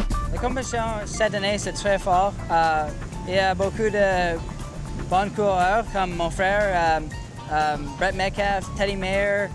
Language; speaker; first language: French; non-native, learner; English